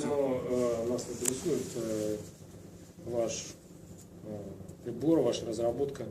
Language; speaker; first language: Russian; native; Russian